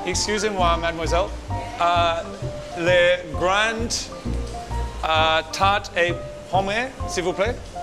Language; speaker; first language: French; non-native, learner; English